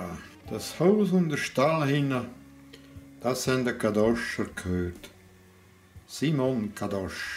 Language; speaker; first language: German; non-native, local second language; Romansh